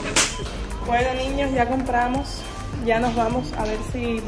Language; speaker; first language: Spanish; native; Spanish